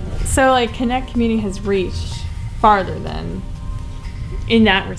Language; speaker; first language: English; native; English